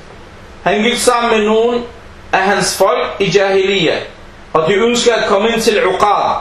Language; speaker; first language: Danish; early bilingual, other home language; Arabic